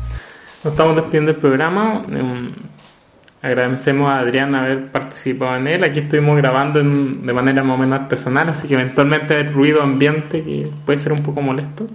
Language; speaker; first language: Spanish; native; Spanish